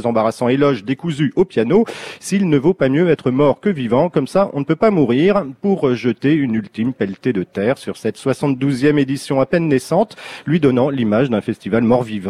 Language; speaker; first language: French; native; French